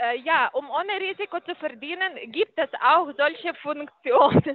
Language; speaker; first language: German; non-native, fluent; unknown